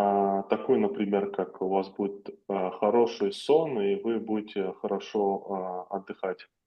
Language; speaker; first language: Russian; native; Russian